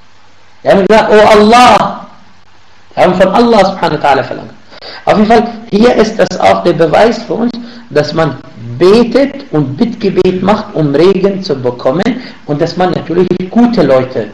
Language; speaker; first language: German; non-native, learner; Arabic